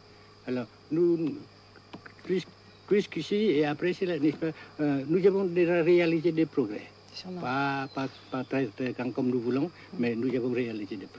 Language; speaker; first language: French; non-native, local second language; Vietnamese